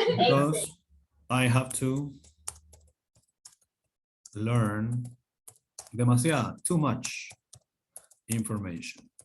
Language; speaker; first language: English; non-native, fluent; Spanish